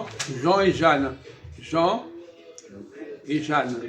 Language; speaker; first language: French; native; French